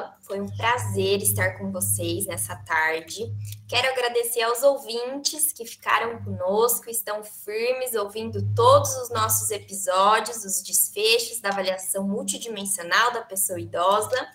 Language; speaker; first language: Portuguese; native; Portuguese